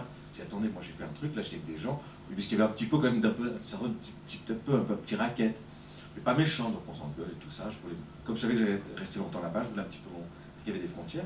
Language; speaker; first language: French; native; French